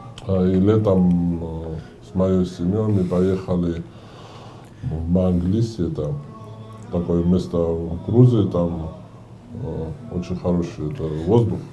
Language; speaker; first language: Russian; non-native, fluent; Georgian